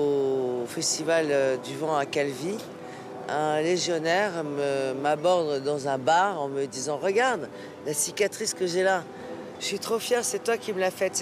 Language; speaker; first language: French; native; French